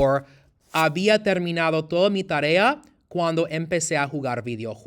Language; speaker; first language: Spanish; non-native, fluent; English